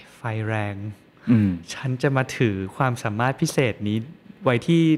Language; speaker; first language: Thai; native; Thai